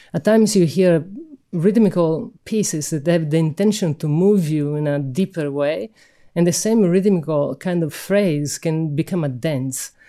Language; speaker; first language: English; non-native, fluent; Italian